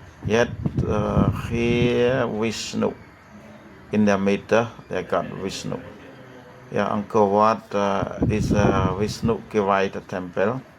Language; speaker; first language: German; non-native, learner; Khmer